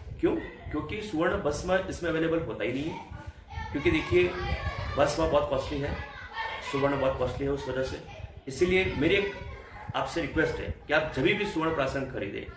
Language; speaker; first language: Hindi; non-native, local second language; Gujarati